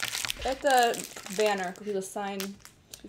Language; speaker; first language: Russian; early bilingual, heritage; Russian